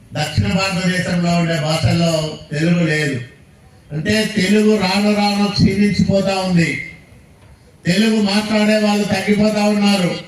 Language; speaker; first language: Telugu; native; Telugu